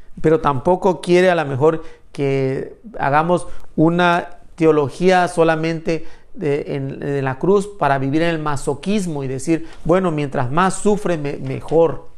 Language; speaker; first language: Spanish; native; Spanish